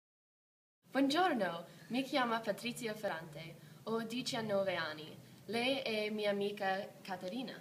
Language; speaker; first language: Italian; non-native, learner; English